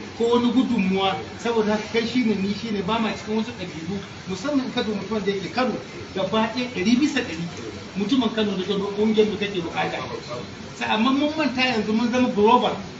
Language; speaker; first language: Hausa; non-native, local second language; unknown